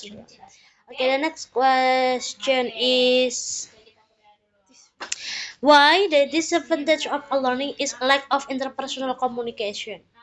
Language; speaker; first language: English; non-native, learner; Indonesian